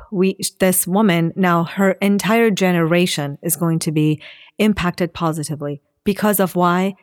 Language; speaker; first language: English; non-native, fluent; Assyrian Neo-Aramaic